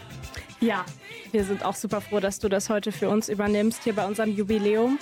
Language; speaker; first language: German; native; German